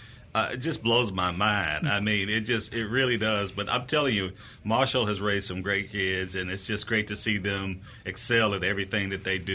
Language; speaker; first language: English; native; English